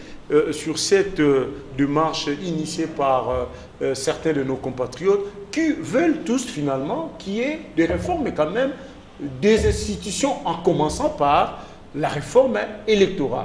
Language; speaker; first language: French; non-native, local second language; Lingala